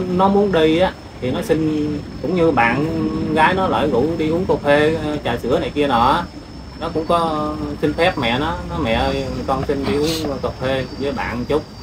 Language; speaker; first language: Vietnamese; non-native, local second language; Khmer